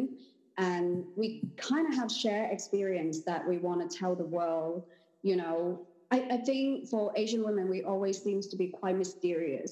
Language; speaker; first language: English; non-native, local second language; Cantonese